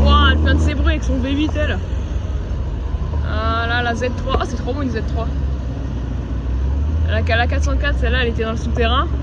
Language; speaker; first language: French; native; French